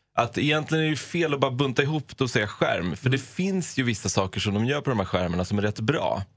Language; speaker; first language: Swedish; non-native, fluent; Persian